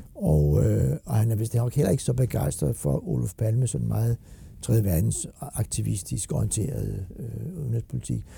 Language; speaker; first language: Danish; native; Danish